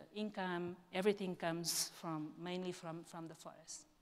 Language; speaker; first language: English; non-native, fluent; Portuguese